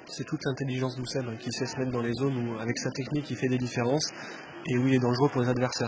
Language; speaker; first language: French; native; French